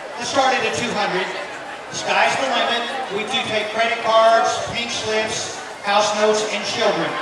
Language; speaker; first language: English; native; English